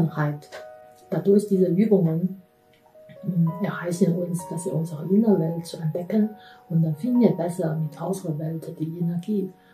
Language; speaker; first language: German; non-native, fluent; Chinese